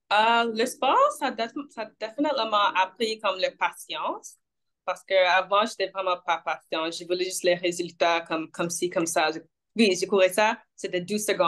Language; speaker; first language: French; non-native, local second language; English